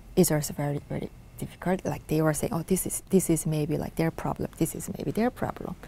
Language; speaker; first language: English; non-native, fluent; Korean